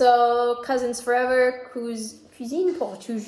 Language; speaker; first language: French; non-native, learner; English